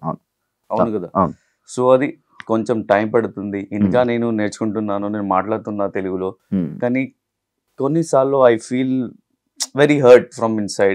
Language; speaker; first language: Telugu; non-native, learner; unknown